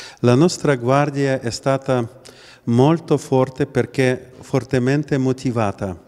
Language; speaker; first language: Italian; non-native, learner; Ukrainian